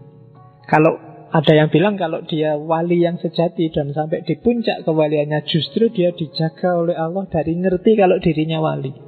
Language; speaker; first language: Indonesian; non-native, local second language; Javanese